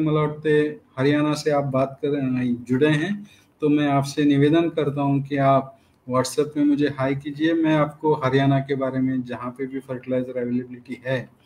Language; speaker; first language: Hindi; non-native, local second language; Marathi